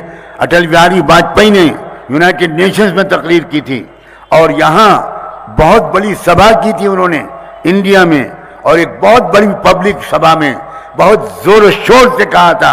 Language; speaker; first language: Urdu; native; Urdu